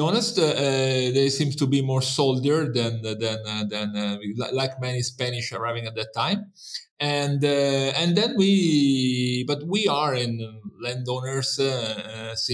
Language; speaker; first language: English; non-native, fluent; Italian